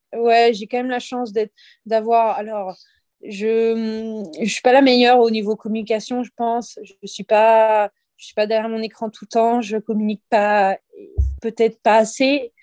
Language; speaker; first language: French; native; French